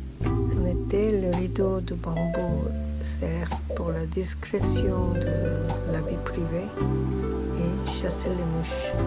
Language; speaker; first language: French; non-native, learner; Korean